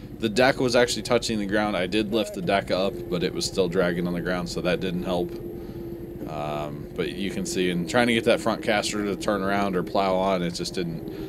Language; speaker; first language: English; native; English